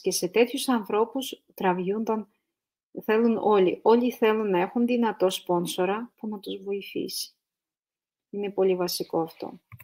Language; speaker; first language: Greek; non-native, fluent; Russian